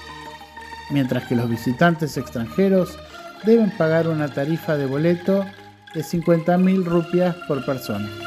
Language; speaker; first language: Spanish; non-native, fluent; Indonesian